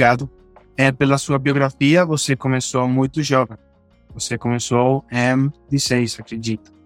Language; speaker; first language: Portuguese; non-native, fluent; Spanish